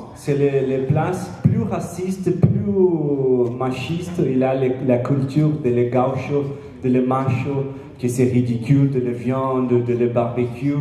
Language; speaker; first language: French; non-native, learner; Portuguese